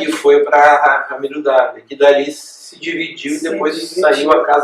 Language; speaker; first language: Portuguese; native; Portuguese